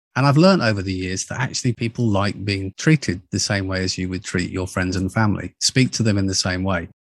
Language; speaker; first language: English; native; English